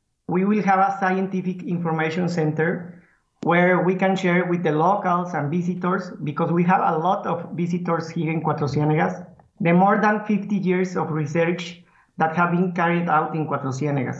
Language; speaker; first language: English; non-native, fluent; Spanish